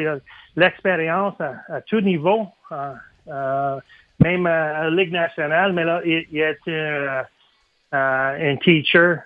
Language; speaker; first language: French; non-native, learner; English